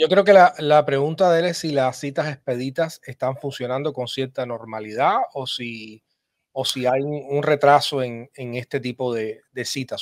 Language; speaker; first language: Spanish; native; Spanish